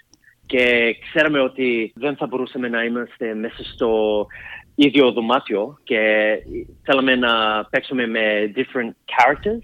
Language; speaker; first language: Greek; early bilingual, heritage; Greek